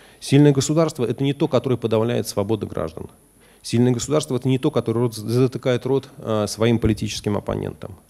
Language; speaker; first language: Russian; native; Russian